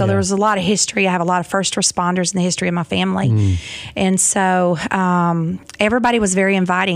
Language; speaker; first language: English; native; English